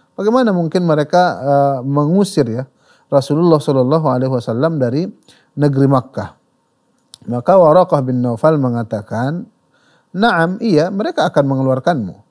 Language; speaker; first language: Malay; native; Malay